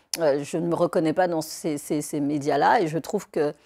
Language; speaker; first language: French; native; French